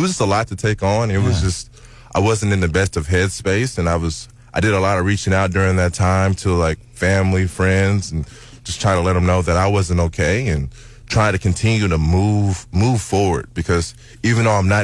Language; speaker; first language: English; native; English